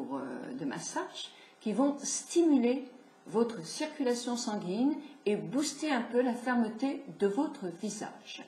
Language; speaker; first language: French; native; French